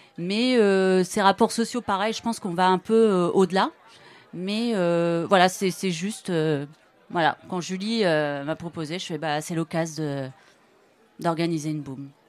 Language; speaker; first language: French; native; French